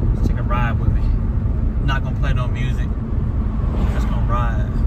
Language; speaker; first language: English; native; English